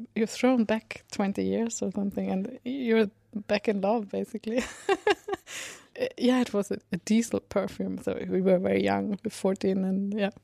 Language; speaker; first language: English; non-native, fluent; Swedish